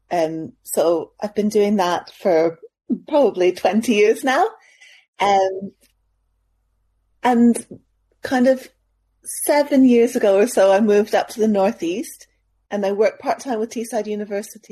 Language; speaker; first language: English; native; English